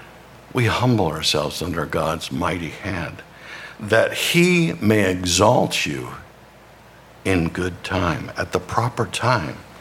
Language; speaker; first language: English; native; English